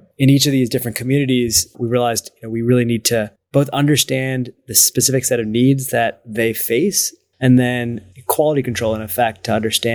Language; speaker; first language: English; native; English